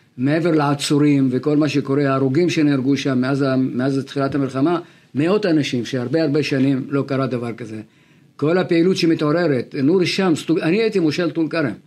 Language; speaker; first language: Hebrew; non-native, local second language; Arabic